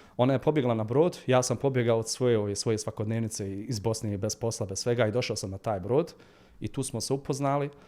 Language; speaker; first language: Bosnian; native; Bosnian